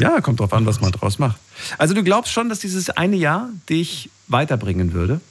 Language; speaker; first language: German; native; German